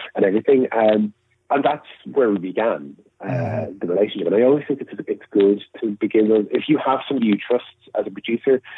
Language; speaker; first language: English; native; English